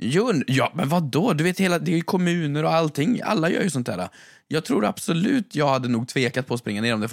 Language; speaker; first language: Swedish; native; Swedish